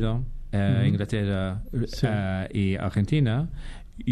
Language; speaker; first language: Spanish; non-native, fluent; English